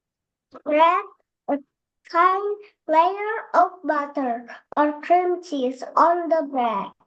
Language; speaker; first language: English; non-native, learner; Indonesian